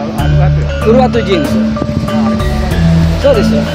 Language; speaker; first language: Japanese; non-native, fluent; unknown